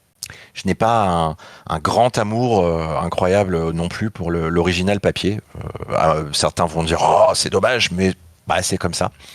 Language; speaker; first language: French; native; French